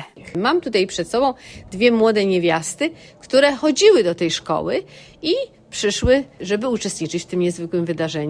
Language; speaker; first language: Polish; native; Polish